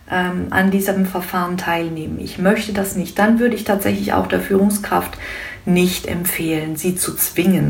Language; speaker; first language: German; native; German